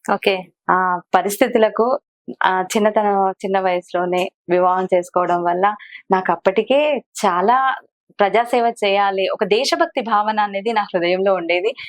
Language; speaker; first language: Telugu; non-native, local second language; Kannada